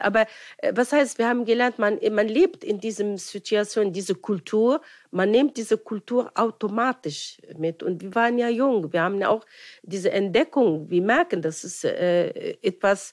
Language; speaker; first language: German; non-native, fluent; Arabic